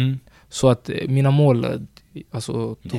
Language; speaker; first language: Swedish; early bilingual, other home language; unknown